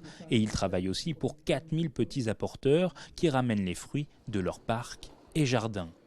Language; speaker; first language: French; native; French